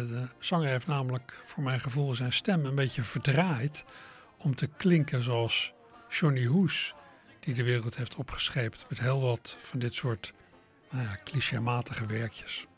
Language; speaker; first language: Dutch; native; Dutch